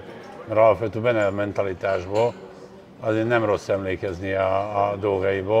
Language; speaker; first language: Hungarian; non-native, fluent; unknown